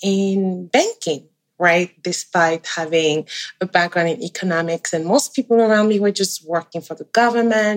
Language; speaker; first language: English; non-native, local second language; French